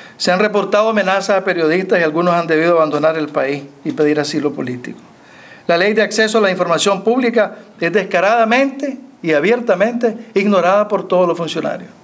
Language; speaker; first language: Spanish; native; Spanish